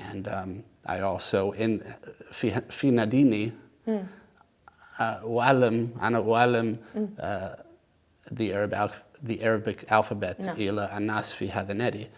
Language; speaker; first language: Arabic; non-native, learner; English